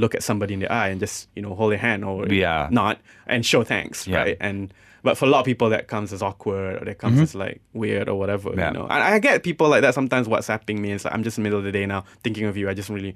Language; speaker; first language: English; non-native, local second language; Malay